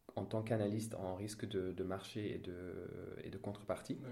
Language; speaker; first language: French; non-native, local second language; Wolof